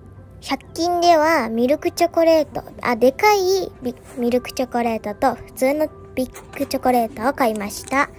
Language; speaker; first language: Japanese; early bilingual, other home language; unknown